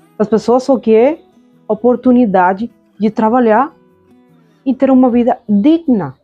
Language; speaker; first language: Portuguese; non-native, fluent; Spanish